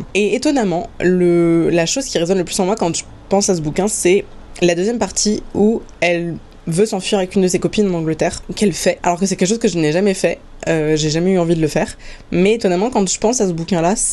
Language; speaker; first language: French; native; French